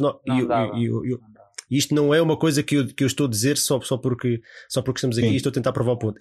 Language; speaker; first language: Portuguese; native; Portuguese